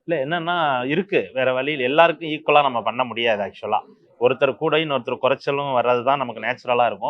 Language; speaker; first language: Tamil; native; Tamil